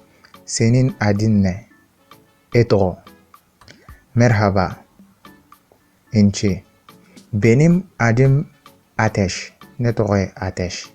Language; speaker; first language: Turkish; non-native, fluent; Bambara